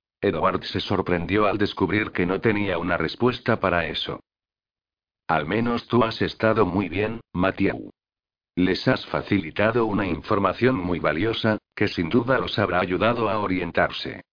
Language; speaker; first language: Spanish; native; Spanish